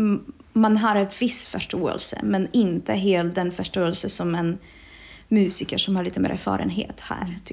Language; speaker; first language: Swedish; non-native, fluent; Czech